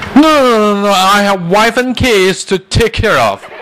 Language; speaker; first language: English; non-native, fluent; Chinese